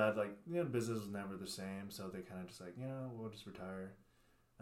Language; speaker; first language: English; early bilingual, other home language; Chinese